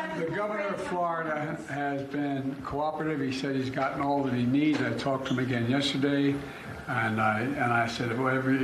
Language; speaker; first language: English; native; English